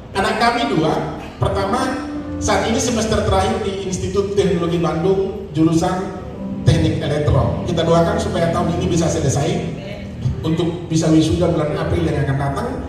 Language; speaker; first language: Indonesian; native; Indonesian